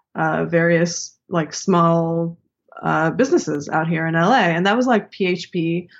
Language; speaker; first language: English; early bilingual, other home language; Hebrew